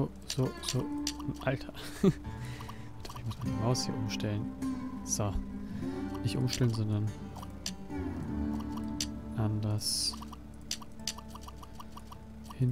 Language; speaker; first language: German; native; German